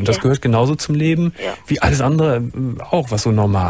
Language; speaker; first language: German; native; German